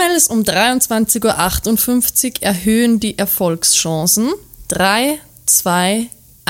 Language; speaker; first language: German; native; German